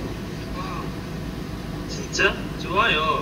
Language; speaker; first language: Korean; non-native, learner; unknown